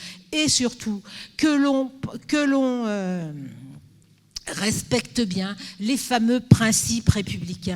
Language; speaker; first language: French; native; French